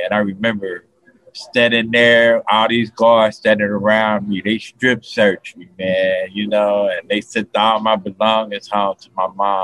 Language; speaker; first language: English; native; English